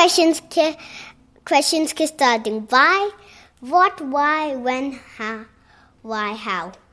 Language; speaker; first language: Hindi; early bilingual, heritage; Hindi